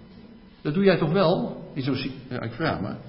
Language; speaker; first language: Dutch; native; Dutch